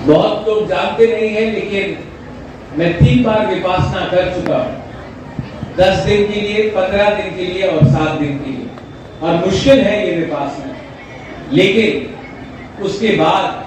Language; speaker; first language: Hindi; non-native, local second language; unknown